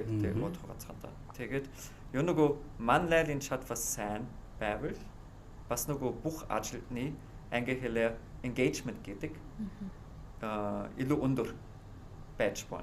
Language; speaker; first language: Mongolian; non-native, fluent; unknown